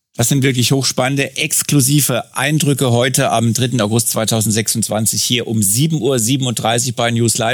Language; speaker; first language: German; native; German